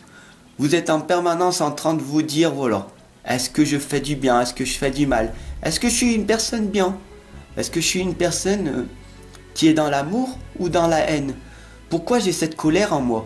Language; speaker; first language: French; native; French